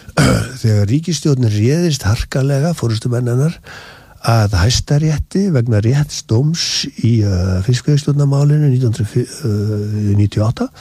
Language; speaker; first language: Icelandic; native; Icelandic